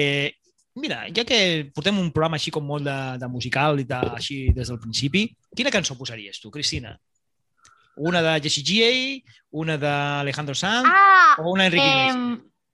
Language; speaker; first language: Catalan; native; Catalan